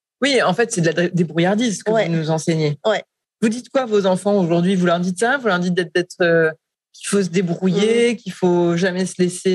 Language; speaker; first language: French; native; French